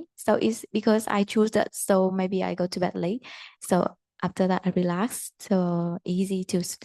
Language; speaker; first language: English; non-native, learner; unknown